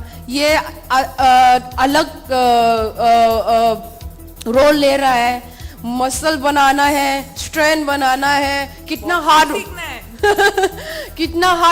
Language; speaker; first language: Hindi; non-native, local second language; Manipuri